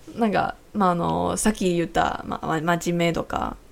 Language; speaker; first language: Japanese; non-native, learner; Chinese